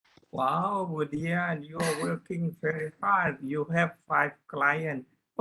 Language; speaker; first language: English; non-native, learner; Indonesian